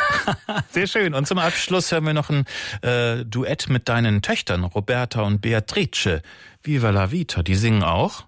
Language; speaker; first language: German; native; German